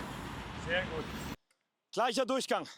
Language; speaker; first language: German; native; German